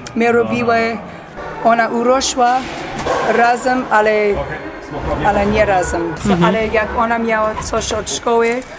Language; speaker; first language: Polish; early bilingual, heritage; English